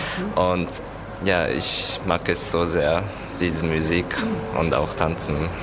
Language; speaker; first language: German; non-native, learner; Japanese